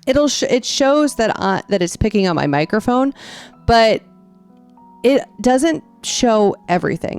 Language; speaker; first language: English; native; English